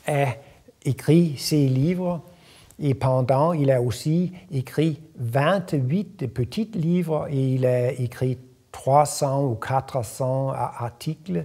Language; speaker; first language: French; non-native, fluent; Danish